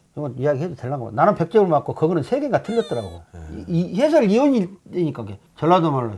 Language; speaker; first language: Korean; native; Korean